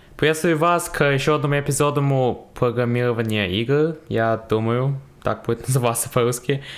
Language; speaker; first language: Russian; early bilingual, heritage; Russian